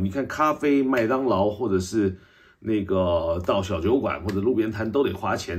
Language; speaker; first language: Chinese; native; Chinese